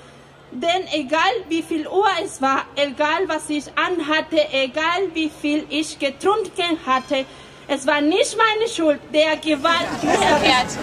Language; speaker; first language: German; non-native, fluent; Spanish